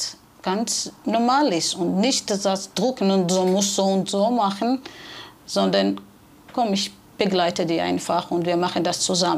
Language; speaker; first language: German; non-native, fluent; Georgian